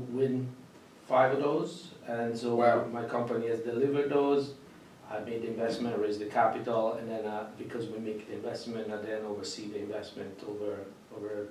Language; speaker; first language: English; non-native, fluent; Italian